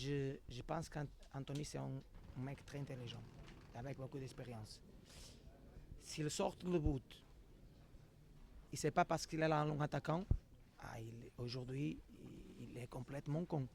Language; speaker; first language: French; non-native, learner; Portuguese